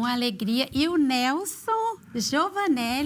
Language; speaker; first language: Portuguese; native; Portuguese